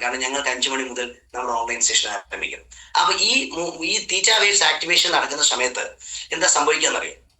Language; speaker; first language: Malayalam; native; Malayalam